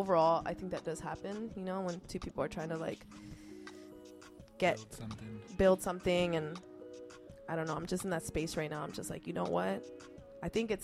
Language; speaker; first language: English; early bilingual, other home language; Spanish